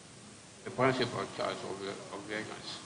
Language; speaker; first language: English; non-native, learner; French